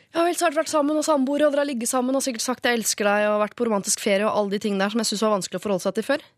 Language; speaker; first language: Norwegian; native; Norwegian